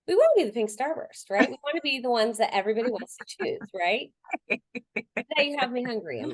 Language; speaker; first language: English; native; English